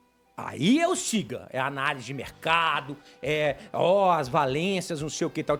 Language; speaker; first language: Portuguese; native; Portuguese